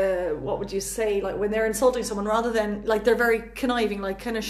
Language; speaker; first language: English; native; English